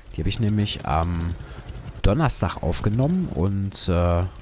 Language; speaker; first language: German; native; German